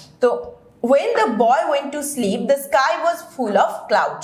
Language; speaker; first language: English; non-native, local second language; Bangla